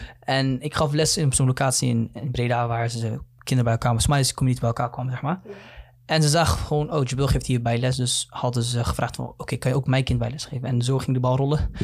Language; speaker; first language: Dutch; early bilingual, other home language; Somali